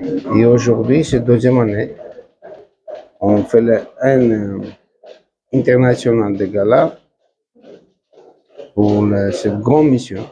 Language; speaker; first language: French; non-native, learner; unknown